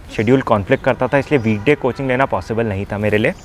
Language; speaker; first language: Hindi; native; Hindi